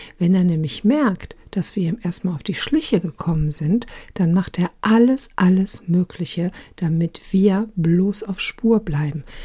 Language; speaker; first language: German; early bilingual, other home language; Croatian